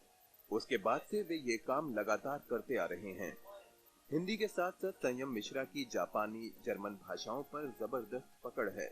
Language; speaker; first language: Hindi; native; Hindi